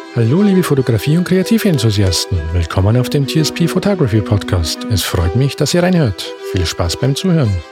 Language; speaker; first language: German; native; German